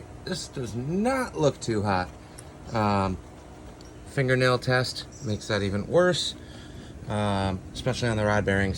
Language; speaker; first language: English; native; English